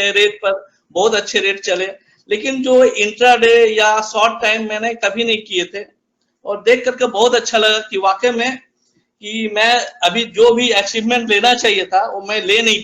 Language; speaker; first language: Hindi; native; Hindi